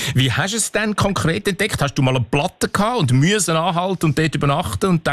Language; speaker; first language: German; native; German